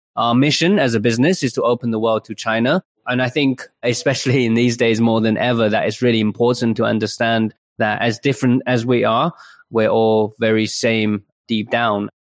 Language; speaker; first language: English; early bilingual, other home language; Chinese